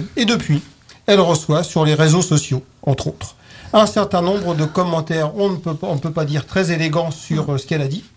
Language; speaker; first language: French; native; French